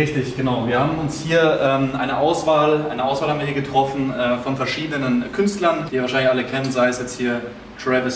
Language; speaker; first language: German; native; German